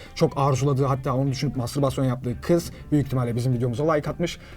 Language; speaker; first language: Turkish; native; Turkish